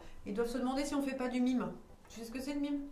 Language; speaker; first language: French; native; French